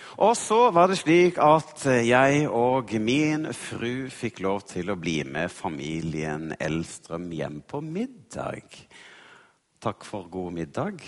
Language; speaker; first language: Norwegian; native; Norwegian